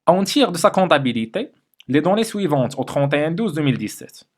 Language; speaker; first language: French; non-native, local second language; Arabic